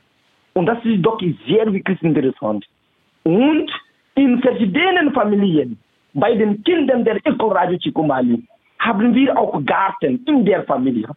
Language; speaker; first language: German; non-native, fluent; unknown